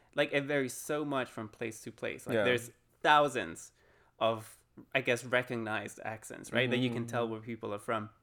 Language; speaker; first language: English; early bilingual, other home language; Spanish